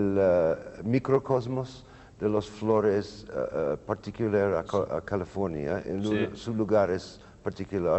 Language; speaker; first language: Spanish; non-native, learner; English